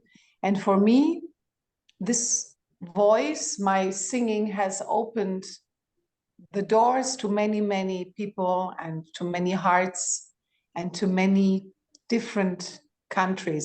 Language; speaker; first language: English; non-native, fluent; Greek